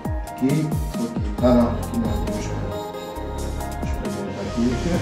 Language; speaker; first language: Portuguese; native; Portuguese